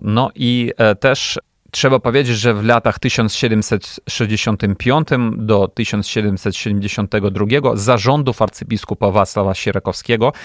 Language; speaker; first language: Polish; non-native, fluent; Ukrainian